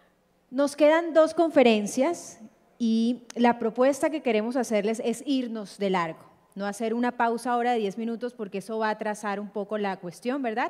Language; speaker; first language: Spanish; native; Spanish